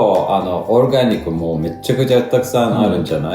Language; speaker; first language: Japanese; non-native, fluent; Lithuanian